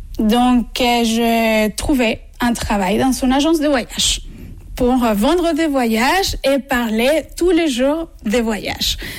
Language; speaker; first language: French; non-native, fluent; Spanish